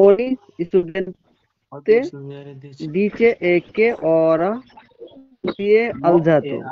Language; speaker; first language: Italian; non-native, learner; Bangla